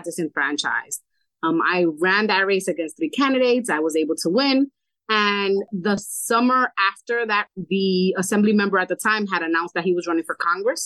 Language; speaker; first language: English; early bilingual, other home language; Spanish